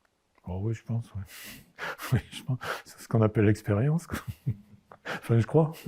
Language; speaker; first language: French; native; French